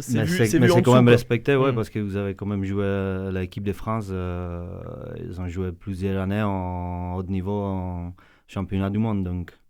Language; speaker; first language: French; non-native, fluent; Czech